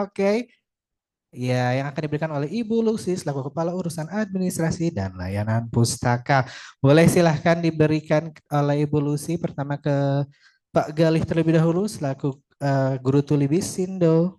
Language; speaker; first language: Indonesian; native; Indonesian